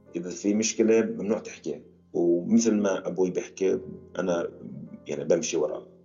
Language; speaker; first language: Arabic; early bilingual, heritage; Arabic